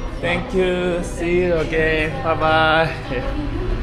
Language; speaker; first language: English; non-native, learner; Korean